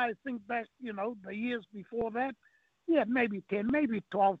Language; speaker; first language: English; non-native, local second language; Māori